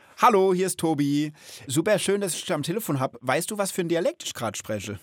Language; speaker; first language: German; native; German